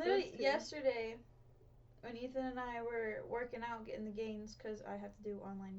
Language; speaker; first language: English; native; English